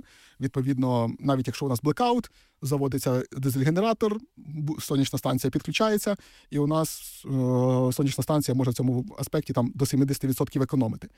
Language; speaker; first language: Ukrainian; native; Ukrainian